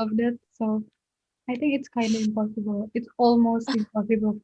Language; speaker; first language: English; non-native, learner; Indonesian